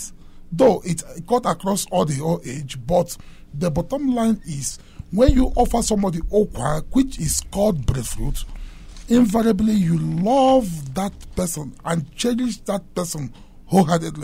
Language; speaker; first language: English; non-native, local second language; Igbo